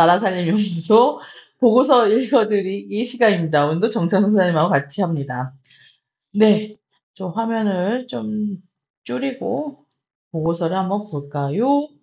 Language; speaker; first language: Korean; native; Korean